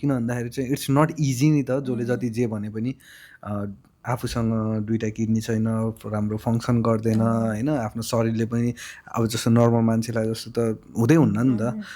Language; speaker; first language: Nepali; native; Nepali